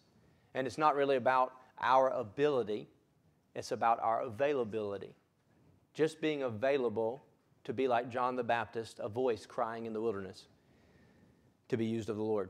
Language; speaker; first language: English; native; English